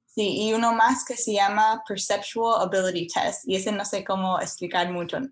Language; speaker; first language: Spanish; early bilingual, heritage; Spanish